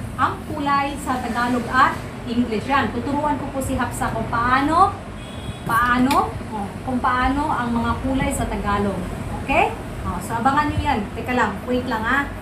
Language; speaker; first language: Filipino; non-native, local second language; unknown